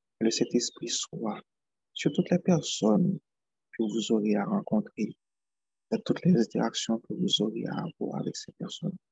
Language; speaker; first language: French; non-native, local second language; Haitian Creole